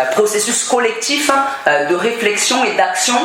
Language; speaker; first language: French; non-native, fluent; Portuguese